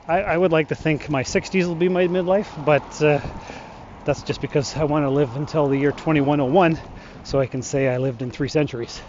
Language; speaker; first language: English; native; English